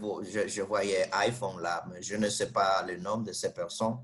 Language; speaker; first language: French; non-native, fluent; Spanish